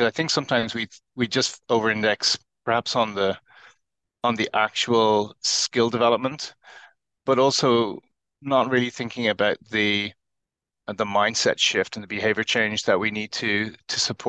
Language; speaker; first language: English; native; English